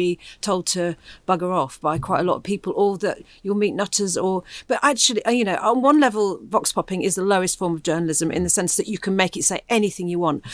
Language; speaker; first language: English; native; English